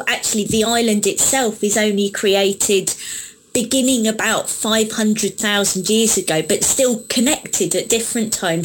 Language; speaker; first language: English; native; English